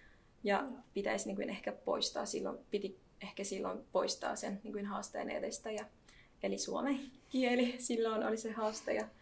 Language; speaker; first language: Finnish; non-native, fluent; Arabic